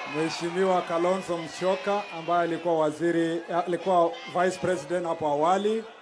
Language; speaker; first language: Swahili; non-native, local second language; Kalenjin